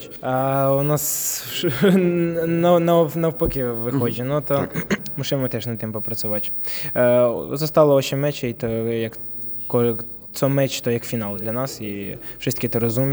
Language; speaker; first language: Polish; non-native, learner; Ukrainian